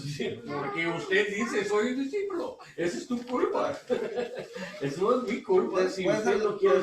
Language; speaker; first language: Spanish; non-native, learner; English